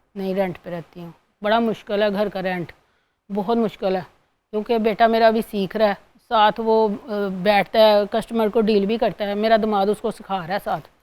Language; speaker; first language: Urdu; non-native, local second language; Punjabi